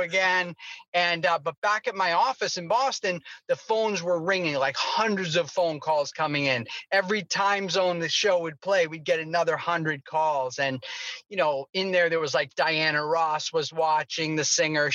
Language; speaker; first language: English; native; English